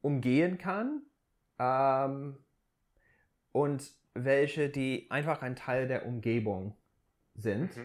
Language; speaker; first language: German; non-native, fluent; English